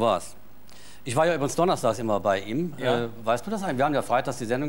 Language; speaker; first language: German; native; German